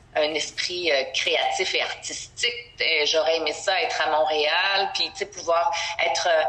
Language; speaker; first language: French; native; French